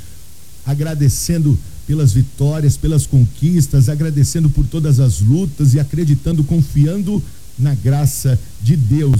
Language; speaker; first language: Portuguese; native; Portuguese